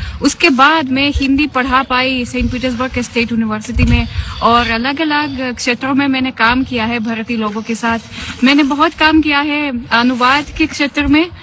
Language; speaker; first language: Hindi; non-native, fluent; Russian